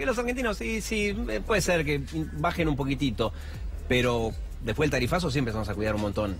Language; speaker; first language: Spanish; native; Spanish